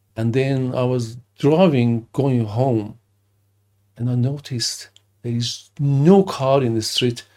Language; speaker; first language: English; non-native, fluent; Persian